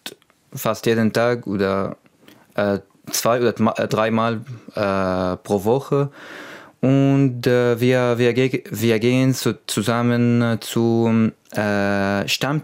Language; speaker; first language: German; non-native, learner; Arabic